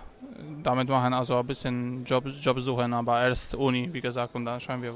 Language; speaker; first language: German; non-native, learner; Polish